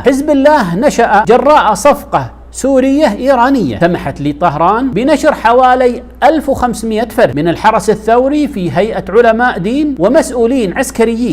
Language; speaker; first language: Arabic; native; Arabic